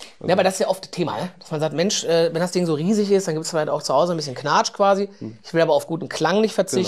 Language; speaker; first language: German; native; German